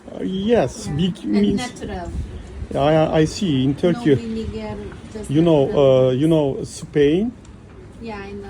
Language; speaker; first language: English; non-native, learner; Turkish